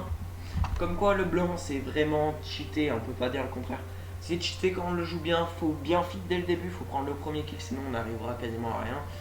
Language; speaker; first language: French; native; French